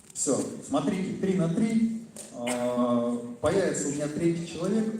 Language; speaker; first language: Russian; native; Russian